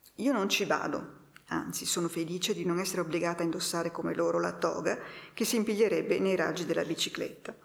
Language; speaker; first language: Italian; native; Italian